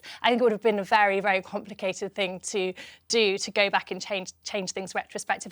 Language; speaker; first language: English; native; English